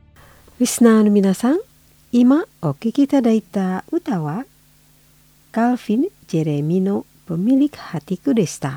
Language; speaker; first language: Japanese; non-native, fluent; Indonesian